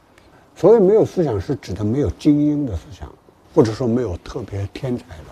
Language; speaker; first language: Chinese; native; Chinese